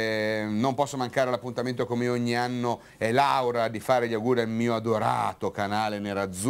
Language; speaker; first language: Italian; native; Italian